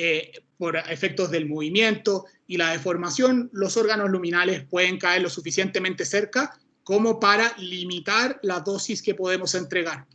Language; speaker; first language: Spanish; native; Spanish